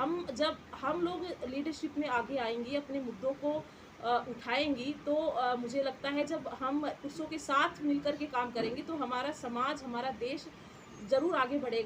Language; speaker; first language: Hindi; native; Hindi